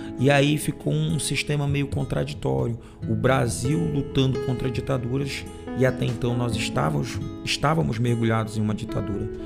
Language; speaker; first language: Portuguese; native; Portuguese